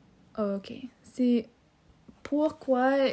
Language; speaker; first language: French; non-native, learner; English